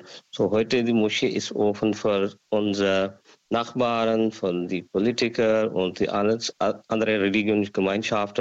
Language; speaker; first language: German; non-native, learner; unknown